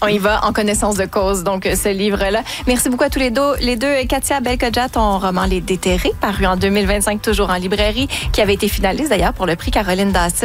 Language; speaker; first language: French; native; French